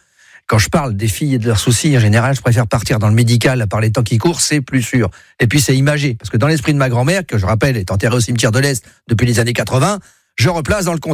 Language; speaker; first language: French; native; French